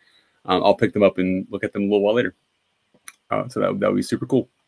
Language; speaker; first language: English; native; English